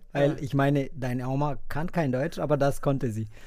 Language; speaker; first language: German; non-native, fluent; Spanish